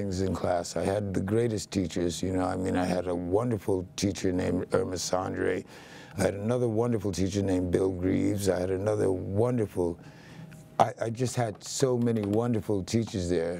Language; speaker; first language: English; native; English